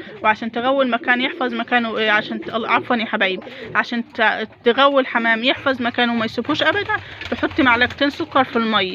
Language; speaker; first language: Arabic; native; Arabic